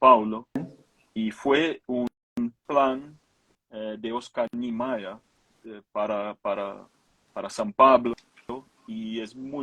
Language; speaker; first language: Spanish; non-native, fluent; Portuguese